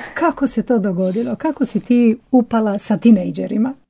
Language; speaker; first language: Croatian; native; Croatian